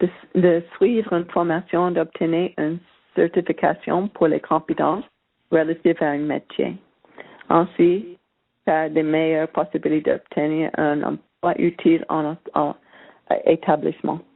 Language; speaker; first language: French; non-native, learner; English